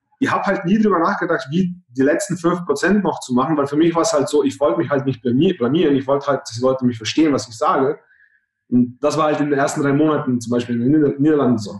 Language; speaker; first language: German; non-native, fluent; Slovenian